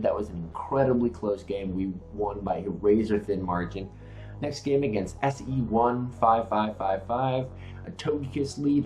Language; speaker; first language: English; native; English